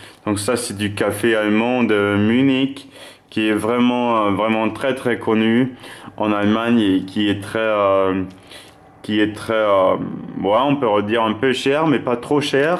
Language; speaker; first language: French; non-native, fluent; German